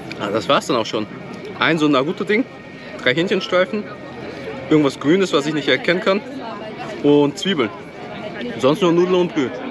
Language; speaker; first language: German; native; German